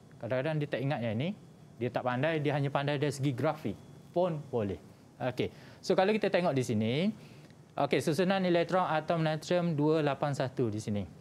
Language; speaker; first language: Malay; native; Malay